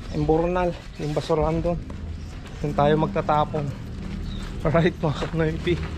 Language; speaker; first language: Filipino; non-native, local second language; Pangasinan